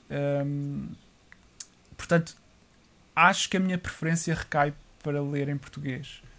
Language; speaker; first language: Portuguese; native; Portuguese